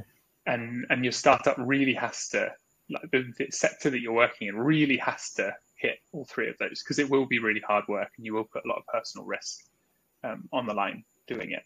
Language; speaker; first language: English; native; English